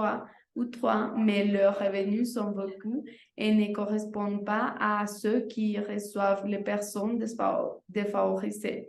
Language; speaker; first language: French; non-native, learner; Spanish